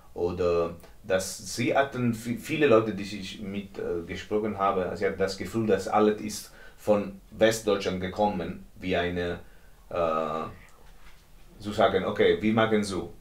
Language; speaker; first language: German; non-native, learner; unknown